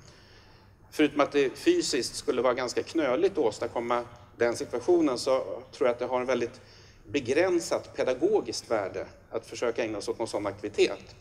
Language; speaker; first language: Swedish; native; Swedish